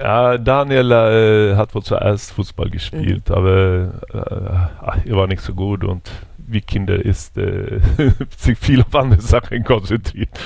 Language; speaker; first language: German; non-native, fluent; Swedish